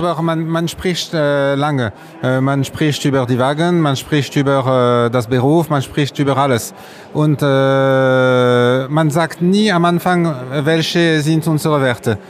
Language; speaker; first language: German; non-native, learner; French